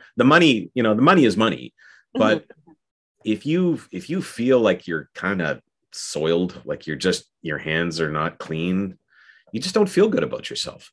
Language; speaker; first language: English; native; English